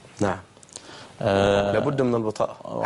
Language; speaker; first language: Arabic; native; Arabic